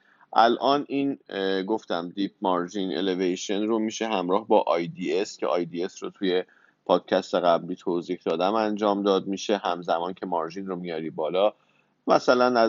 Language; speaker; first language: Persian; native; Persian